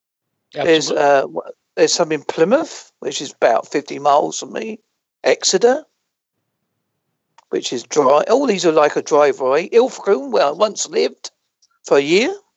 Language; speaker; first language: English; native; English